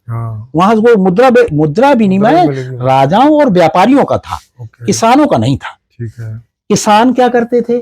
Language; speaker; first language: Hindi; native; Hindi